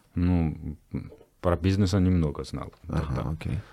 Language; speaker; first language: Russian; non-native, fluent; Georgian